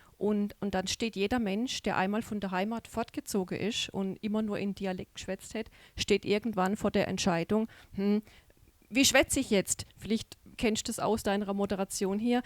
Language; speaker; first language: German; native; German